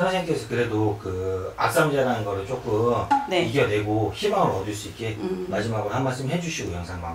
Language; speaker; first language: Korean; native; Korean